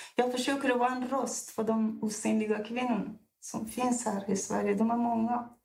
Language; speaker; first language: Swedish; non-native, fluent; Persian